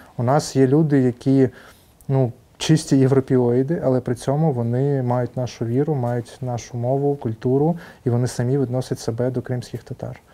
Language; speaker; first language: Ukrainian; non-native, local second language; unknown